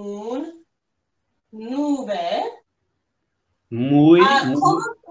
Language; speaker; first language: Spanish; non-native, fluent; English